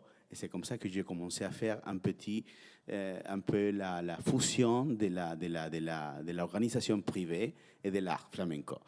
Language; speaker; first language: French; non-native, fluent; Spanish